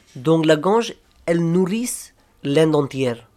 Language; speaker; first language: French; non-native, learner; Hindi